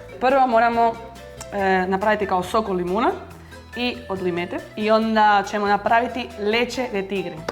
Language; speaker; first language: Bosnian; non-native, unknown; Spanish